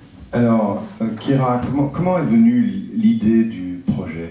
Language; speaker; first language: French; native; French